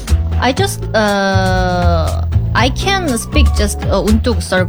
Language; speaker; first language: English; non-native, learner; Korean